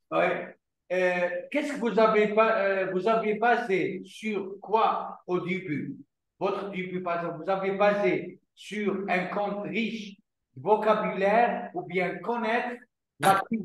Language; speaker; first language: French; non-native, learner; Arabic